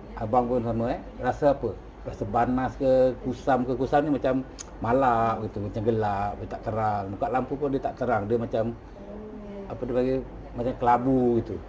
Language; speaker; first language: Malay; native; Malay